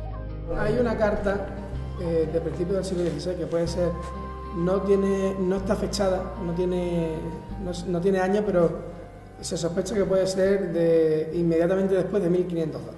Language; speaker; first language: Spanish; native; Spanish